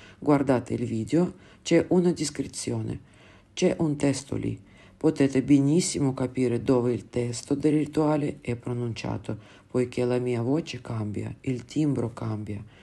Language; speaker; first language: Italian; non-native, fluent; Russian